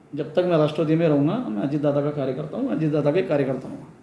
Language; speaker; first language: Hindi; non-native, local second language; Urdu